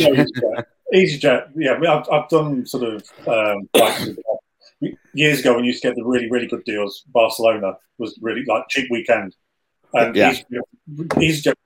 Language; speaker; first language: English; native; English